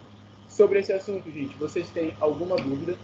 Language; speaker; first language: Portuguese; native; Portuguese